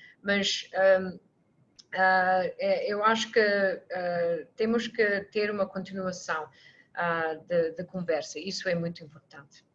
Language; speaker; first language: Portuguese; non-native, fluent; English